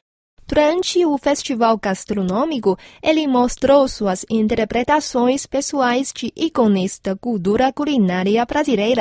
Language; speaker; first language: Portuguese; non-native, fluent; Chinese